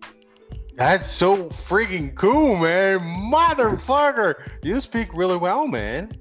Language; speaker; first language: English; non-native, fluent; Portuguese